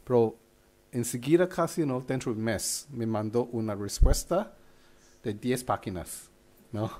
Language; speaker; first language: Spanish; non-native, fluent; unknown